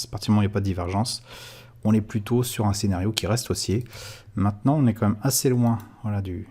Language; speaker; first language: French; native; French